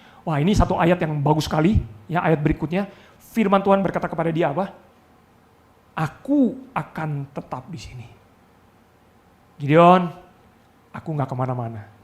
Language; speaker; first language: Indonesian; native; Indonesian